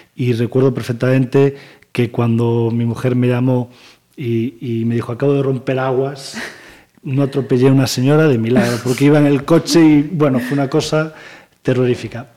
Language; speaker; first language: Spanish; native; Spanish